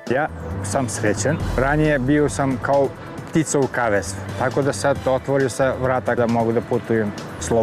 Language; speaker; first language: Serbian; non-native, fluent; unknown